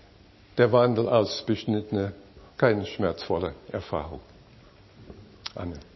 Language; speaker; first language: German; non-native, fluent; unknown